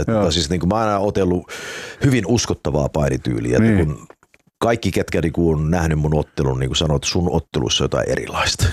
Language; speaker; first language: Finnish; early bilingual, heritage; Finnish